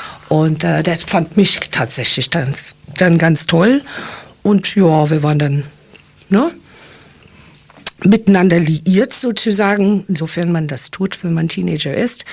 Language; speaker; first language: German; non-native, fluent; English